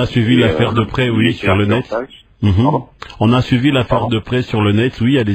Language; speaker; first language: French; non-native, local second language; Lingala